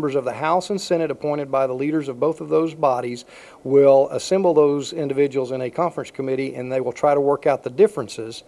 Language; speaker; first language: English; native; English